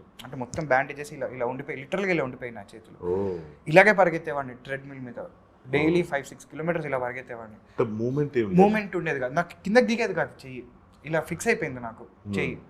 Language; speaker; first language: Telugu; native; Telugu